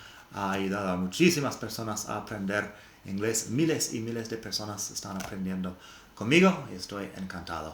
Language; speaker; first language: Spanish; non-native, fluent; English